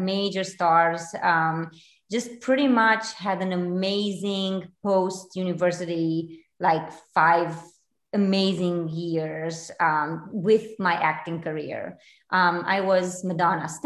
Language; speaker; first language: English; non-native, fluent; Romanian